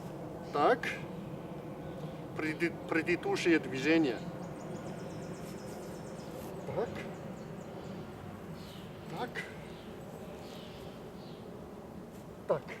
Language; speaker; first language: Russian; non-native, learner; Chinese